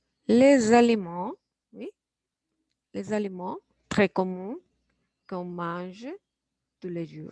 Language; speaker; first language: French; non-native, fluent; Spanish